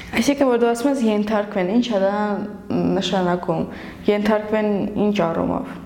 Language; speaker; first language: Armenian; native; Armenian